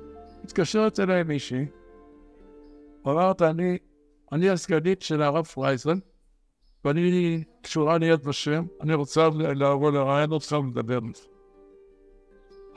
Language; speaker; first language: Hebrew; early bilingual, other home language; Arabic